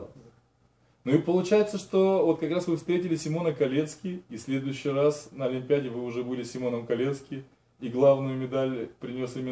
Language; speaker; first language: Russian; native; Russian